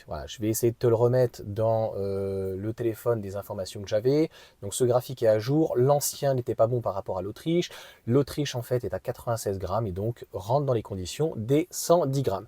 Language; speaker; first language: French; native; French